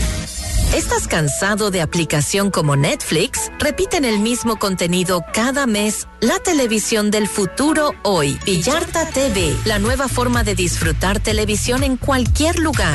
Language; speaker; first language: Spanish; native; Spanish